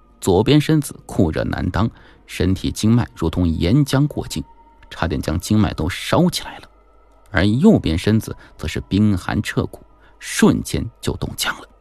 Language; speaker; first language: Chinese; native; Chinese